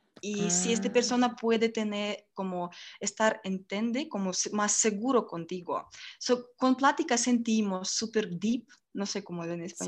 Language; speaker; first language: Spanish; non-native, learner; Russian